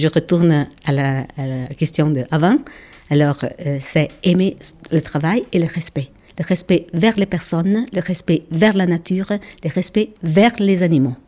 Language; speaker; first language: French; non-native, local second language; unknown